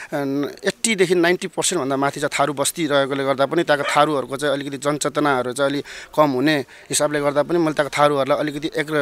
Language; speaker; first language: Nepali; native; Nepali